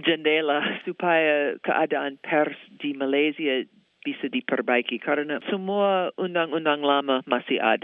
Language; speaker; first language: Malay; non-native, fluent; English